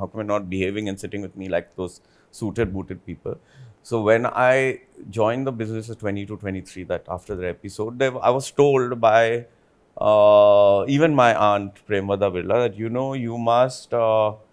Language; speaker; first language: English; non-native, local second language; Hindi